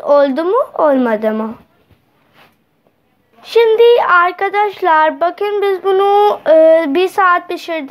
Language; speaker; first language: Turkish; non-native, learner; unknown